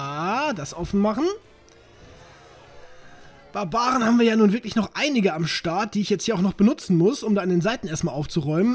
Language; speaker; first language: German; native; German